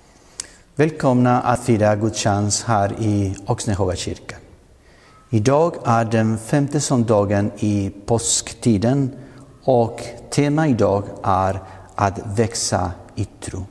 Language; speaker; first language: Swedish; non-native, fluent; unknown